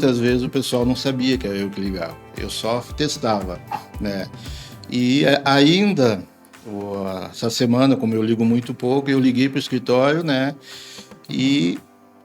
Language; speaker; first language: Portuguese; native; Portuguese